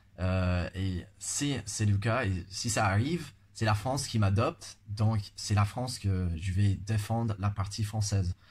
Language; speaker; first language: French; non-native, fluent; English